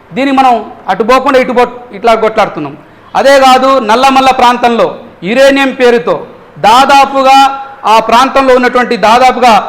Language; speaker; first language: Telugu; non-native, local second language; Lambadi